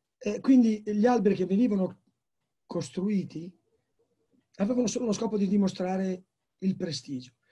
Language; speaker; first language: Italian; native; Italian